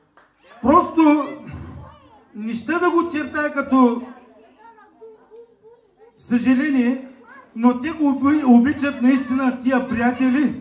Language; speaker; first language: Bulgarian; non-native, local second language; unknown